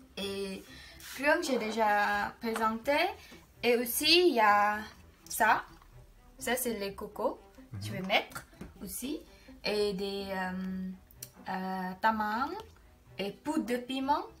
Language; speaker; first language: French; non-native, learner; Khmer